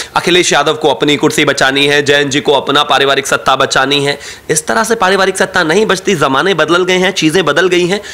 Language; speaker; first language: Hindi; native; Hindi